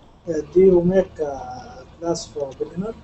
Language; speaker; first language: English; non-native, learner; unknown